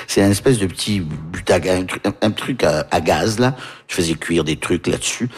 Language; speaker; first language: French; early bilingual, other home language; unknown